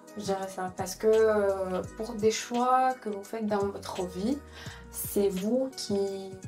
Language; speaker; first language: French; non-native, fluent; Ukrainian